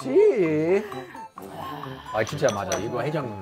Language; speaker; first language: Korean; non-native, learner; English